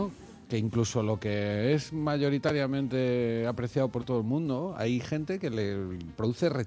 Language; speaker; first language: Spanish; native; Spanish